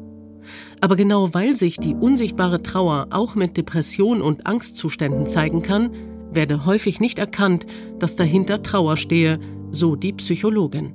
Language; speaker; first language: German; native; German